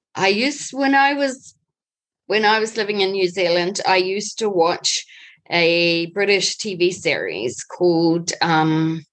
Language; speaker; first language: English; native; English